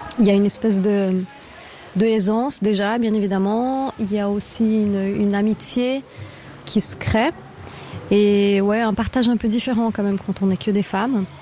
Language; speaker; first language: French; non-native, fluent; Portuguese